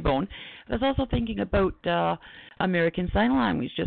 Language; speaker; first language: English; native; English